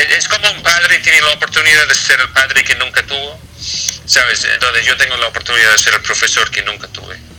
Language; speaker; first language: Spanish; non-native, fluent; English